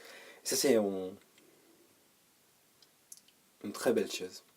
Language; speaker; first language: French; non-native, learner; English